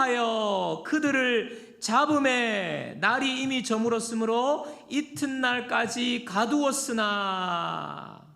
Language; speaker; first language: Korean; native; Korean